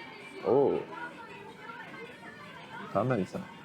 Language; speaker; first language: French; native; French